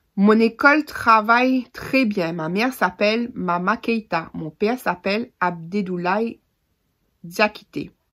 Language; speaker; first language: French; native; French